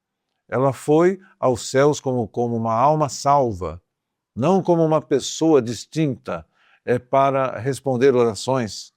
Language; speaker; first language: Portuguese; native; Portuguese